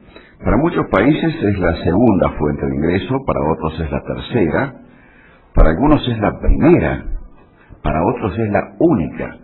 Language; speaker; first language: Spanish; native; Spanish